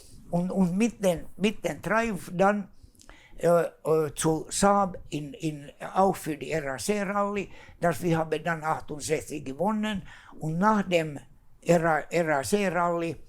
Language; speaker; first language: German; non-native, fluent; Finnish